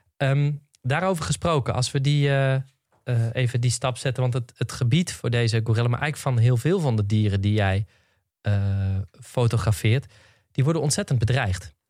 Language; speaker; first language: Dutch; native; Dutch